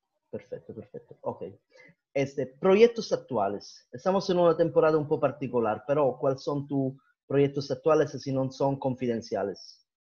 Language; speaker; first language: Spanish; non-native, fluent; Italian